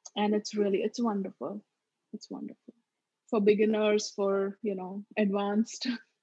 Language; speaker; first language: English; non-native, local second language; Marathi